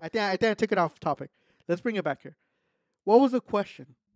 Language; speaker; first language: English; early bilingual, other home language; Spanish